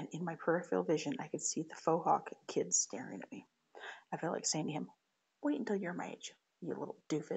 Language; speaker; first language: English; native; English